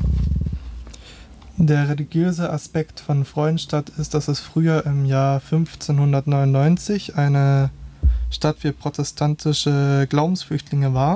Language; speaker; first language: German; native; German